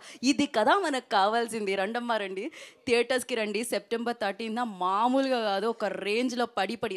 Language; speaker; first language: Telugu; native; Telugu